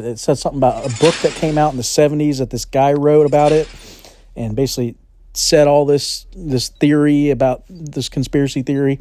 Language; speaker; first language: English; native; English